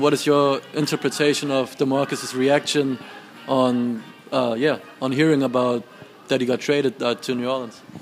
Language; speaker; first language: English; non-native, fluent; German